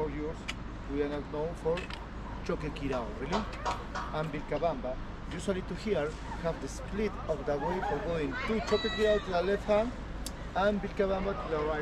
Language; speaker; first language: English; non-native, learner; Spanish